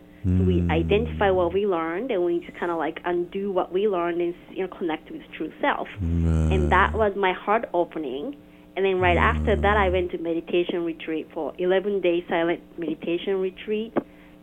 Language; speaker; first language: English; non-native, fluent; Japanese